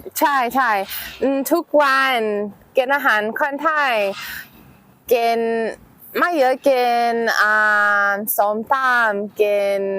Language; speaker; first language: Thai; non-native, learner; English